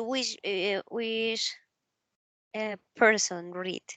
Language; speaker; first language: English; non-native, learner; Spanish